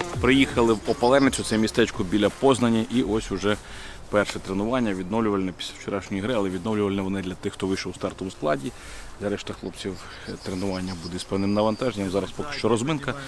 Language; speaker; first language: Ukrainian; native; Ukrainian